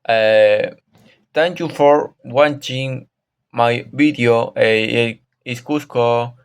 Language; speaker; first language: English; non-native, learner; Spanish